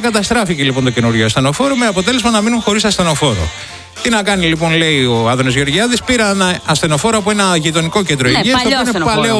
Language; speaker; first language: Greek; native; Greek